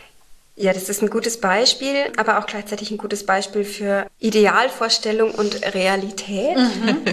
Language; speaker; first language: German; native; German